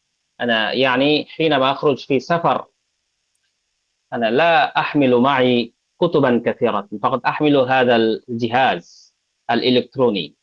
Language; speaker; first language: Arabic; non-native, fluent; Bangla